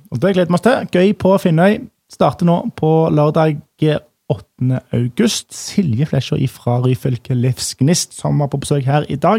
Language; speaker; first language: Norwegian; native; Norwegian